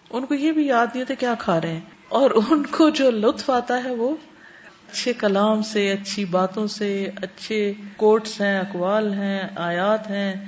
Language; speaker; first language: Urdu; native; Urdu